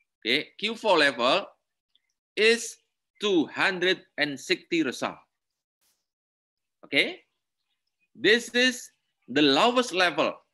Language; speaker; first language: English; non-native, learner; Indonesian